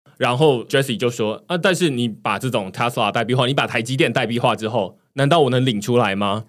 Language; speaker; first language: Chinese; native; Chinese